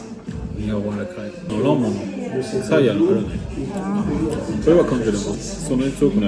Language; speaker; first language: Japanese; non-native, fluent; French